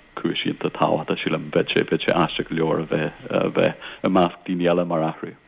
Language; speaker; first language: Irish; non-native, local second language; English